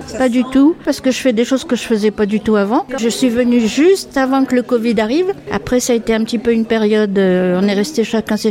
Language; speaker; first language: French; native; French